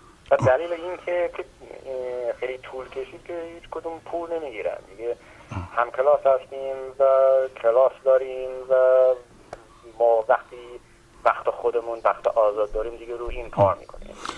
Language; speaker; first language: Persian; early bilingual, heritage; Persian